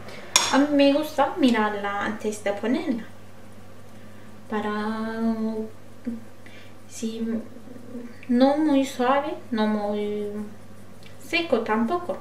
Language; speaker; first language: Spanish; non-native, learner; Turkish